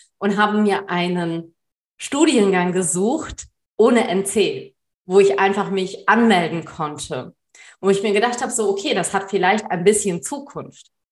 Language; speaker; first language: German; early bilingual, other home language; Tamil